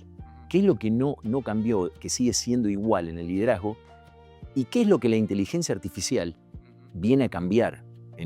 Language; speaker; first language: Spanish; native; Spanish